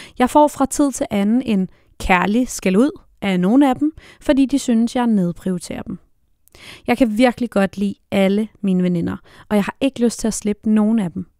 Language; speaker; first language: Danish; native; Danish